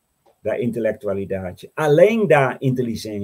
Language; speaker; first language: Portuguese; non-native, fluent; Dutch